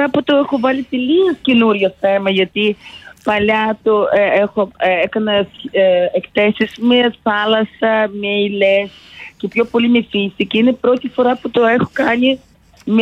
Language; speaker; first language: Greek; non-native, fluent; Russian